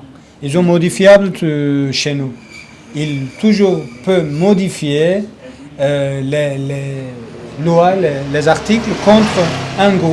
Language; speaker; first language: French; non-native, learner; Kurdish